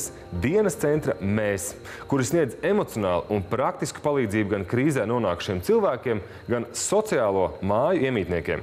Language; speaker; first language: Latvian; native; Latvian